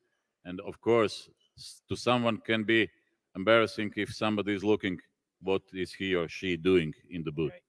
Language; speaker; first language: English; non-native, fluent; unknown